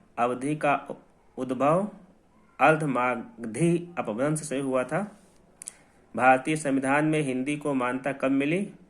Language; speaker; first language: Hindi; native; Hindi